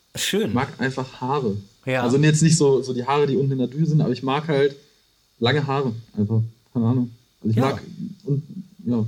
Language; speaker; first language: German; native; German